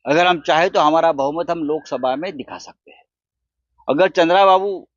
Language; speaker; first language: Hindi; non-native, local second language; Marathi